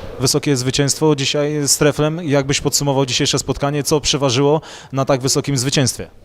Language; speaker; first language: Polish; native; Polish